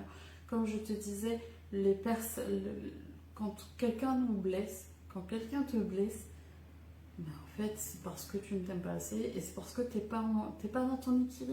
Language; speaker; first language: French; native; French